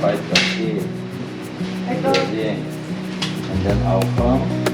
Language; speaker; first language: English; non-native, learner; Korean